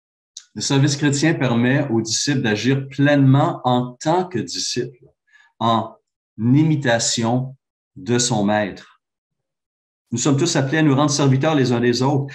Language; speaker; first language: French; native; French